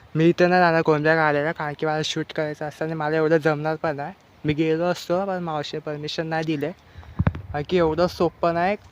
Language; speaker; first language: Marathi; native; Marathi